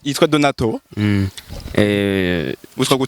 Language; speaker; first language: French; non-native, local second language; Rundi